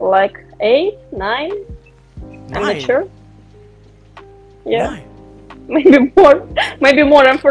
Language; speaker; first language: English; non-native, learner; Russian